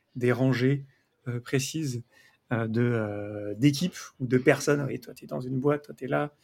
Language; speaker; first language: French; native; French